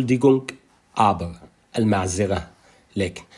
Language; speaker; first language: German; non-native, fluent; Arabic